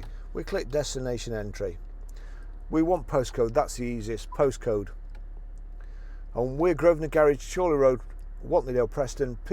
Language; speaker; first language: English; native; English